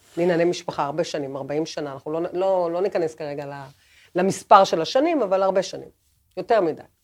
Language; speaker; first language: Hebrew; native; Hebrew